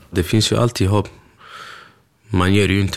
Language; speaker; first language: Swedish; early bilingual, other home language; Kurdish